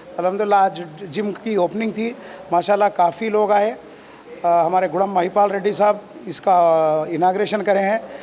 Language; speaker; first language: Hindi; non-native, local second language; Urdu